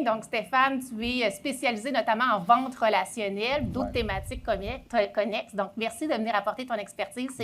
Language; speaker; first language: French; native; French